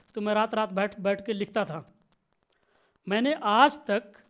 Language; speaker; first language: Hindi; native; Hindi